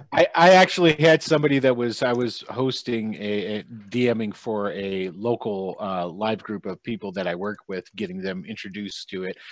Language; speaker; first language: English; native; English